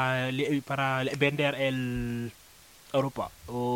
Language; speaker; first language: Spanish; non-native, learner; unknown